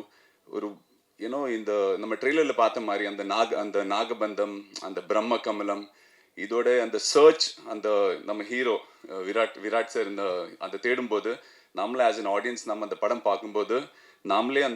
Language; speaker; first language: Tamil; non-native, learner; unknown